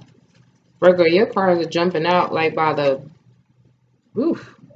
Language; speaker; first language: English; native; English